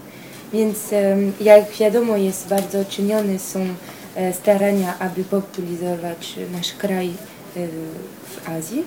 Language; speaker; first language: Polish; early bilingual, heritage; Polish